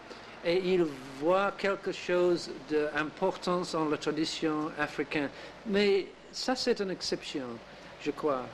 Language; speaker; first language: French; non-native, learner; English